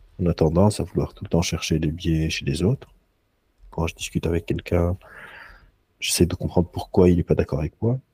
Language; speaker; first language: French; non-native, local second language; Arabic